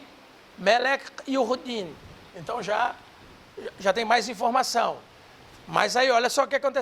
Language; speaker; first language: Portuguese; native; Portuguese